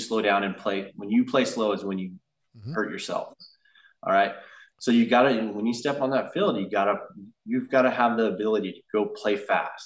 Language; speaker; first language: English; native; English